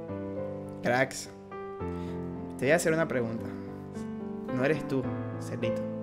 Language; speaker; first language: Spanish; native; Spanish